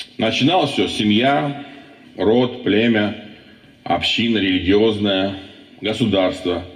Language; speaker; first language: Russian; non-native, local second language; Armenian